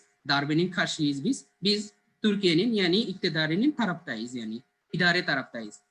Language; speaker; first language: Turkish; non-native, fluent; Bangla